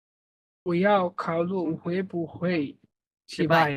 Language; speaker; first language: Chinese; non-native, learner; Bangla